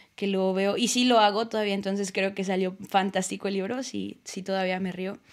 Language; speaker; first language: Spanish; native; Spanish